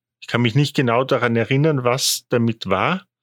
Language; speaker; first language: German; native; German